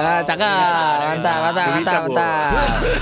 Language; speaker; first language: Indonesian; native; Indonesian